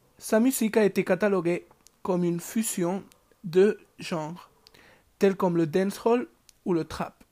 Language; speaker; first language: French; non-native, learner; Spanish